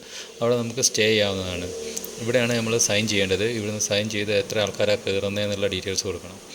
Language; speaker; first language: Malayalam; native; Malayalam